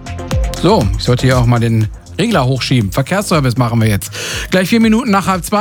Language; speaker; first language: German; native; German